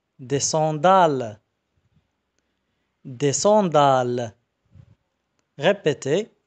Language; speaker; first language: French; non-native, fluent; Arabic